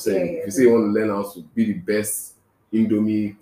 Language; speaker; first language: English; non-native, local second language; Igbo